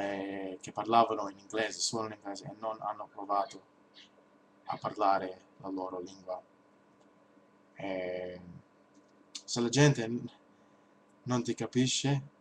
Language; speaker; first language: Italian; non-native, learner; English